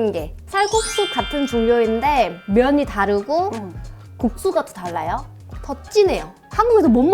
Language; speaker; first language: Korean; non-native, fluent; Vietnamese